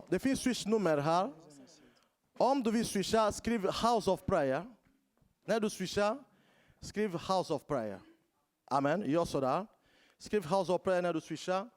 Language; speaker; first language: Swedish; non-native, learner; Lingala